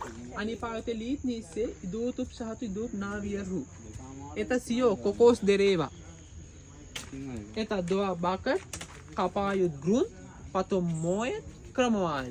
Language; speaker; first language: Russian; non-native, learner; Sinhala